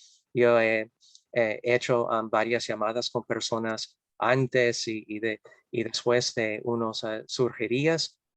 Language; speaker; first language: Spanish; non-native, fluent; English